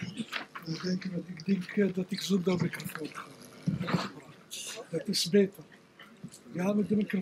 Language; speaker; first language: Dutch; non-native, fluent; Arabic